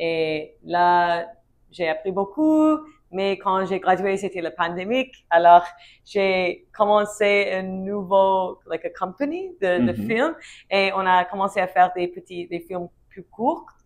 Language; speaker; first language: French; non-native, learner; English